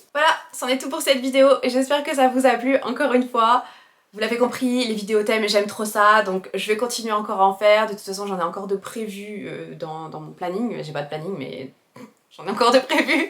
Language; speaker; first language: French; native; French